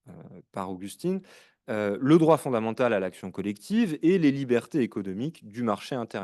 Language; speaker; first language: French; native; French